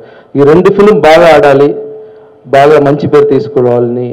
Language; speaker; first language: Telugu; non-native, local second language; Tamil